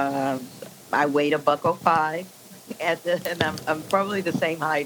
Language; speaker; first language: English; native; English